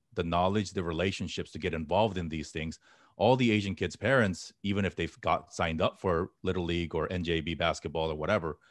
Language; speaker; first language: English; native; English